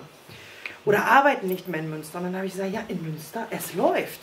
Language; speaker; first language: German; early bilingual, other home language; Croatian